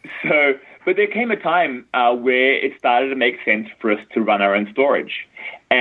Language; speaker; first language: English; native; English